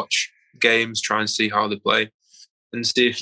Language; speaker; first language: English; native; English